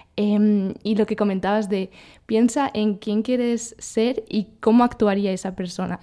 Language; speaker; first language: Spanish; native; Spanish